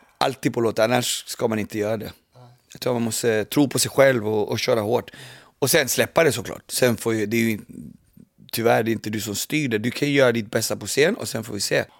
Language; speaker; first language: Swedish; early bilingual, other home language; Spanish